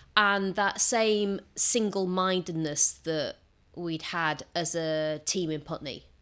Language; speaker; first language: English; native; English